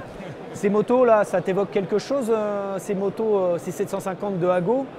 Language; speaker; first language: French; native; French